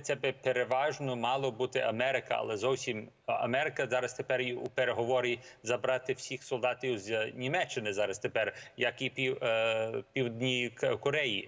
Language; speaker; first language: Ukrainian; early bilingual, heritage; Ukrainian